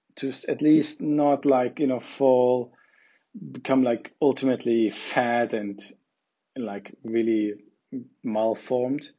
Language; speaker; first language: English; non-native, fluent; German